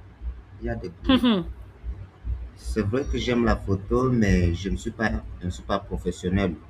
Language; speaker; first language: French; non-native, fluent; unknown